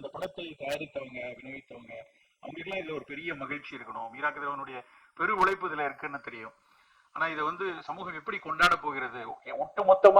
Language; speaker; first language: Tamil; native; Tamil